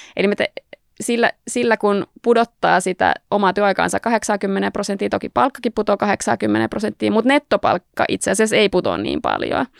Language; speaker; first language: Finnish; native; Finnish